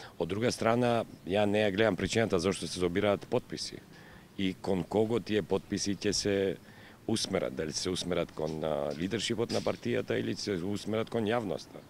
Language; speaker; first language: Macedonian; non-native, local second language; Albanian